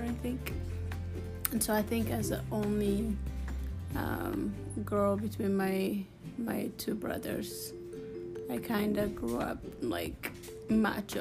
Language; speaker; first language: English; non-native, fluent; Amharic